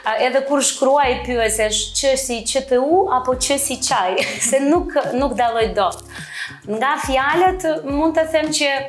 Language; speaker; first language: Albanian; non-native, fluent; Russian